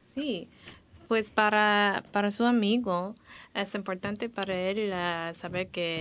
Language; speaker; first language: Spanish; non-native, learner; English